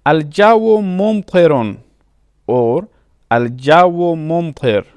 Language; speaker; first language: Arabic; non-native, fluent; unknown